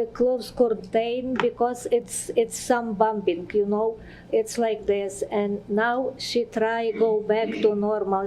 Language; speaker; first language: English; non-native, learner; Ukrainian